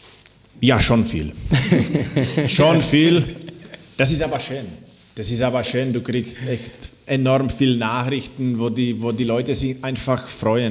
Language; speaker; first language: German; non-native, fluent; Slovak